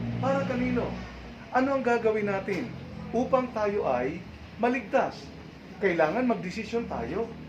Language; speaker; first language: Filipino; non-native, local second language; Cebuano